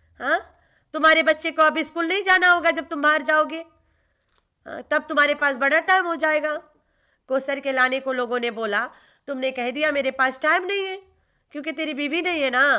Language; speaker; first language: Urdu; non-native, local second language; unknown